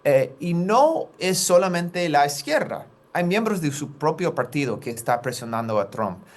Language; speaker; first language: Spanish; non-native, fluent; English